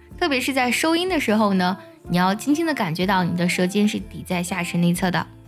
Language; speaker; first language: Chinese; native; Chinese